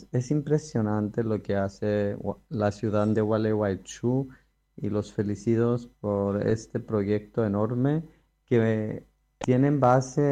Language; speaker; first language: Spanish; non-native, fluent; Greek